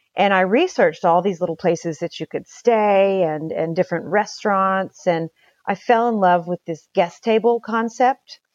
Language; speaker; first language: English; native; English